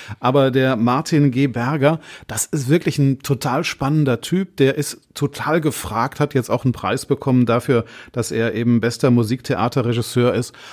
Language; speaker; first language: German; native; German